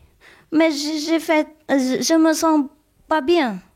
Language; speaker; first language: French; non-native, learner; Chinese